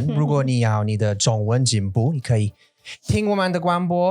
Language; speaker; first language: Chinese; non-native, learner; English